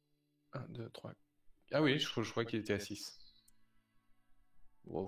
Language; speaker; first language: French; native; French